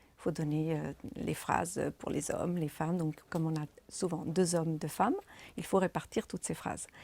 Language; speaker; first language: French; native; French